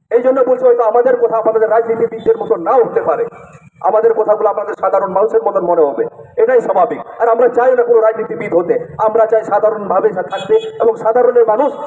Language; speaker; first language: Bangla; native; Bangla